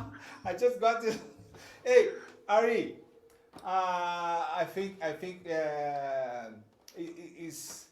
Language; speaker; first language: English; non-native, fluent; Portuguese